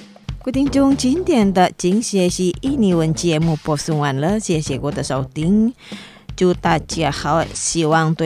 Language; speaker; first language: Chinese; non-native, fluent; Indonesian